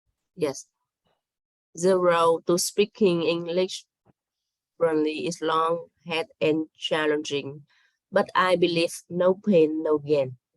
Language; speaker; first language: English; non-native, learner; Vietnamese